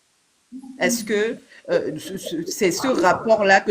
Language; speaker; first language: French; native; French